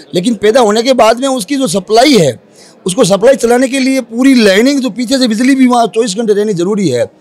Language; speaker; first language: Hindi; native; Hindi